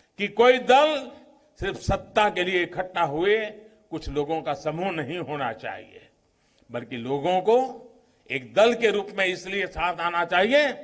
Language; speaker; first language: Hindi; non-native, local second language; Gujarati